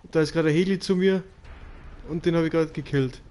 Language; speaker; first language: German; native; German